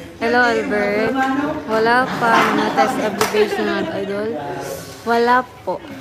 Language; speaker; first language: Filipino; non-native, local second language; Cebuano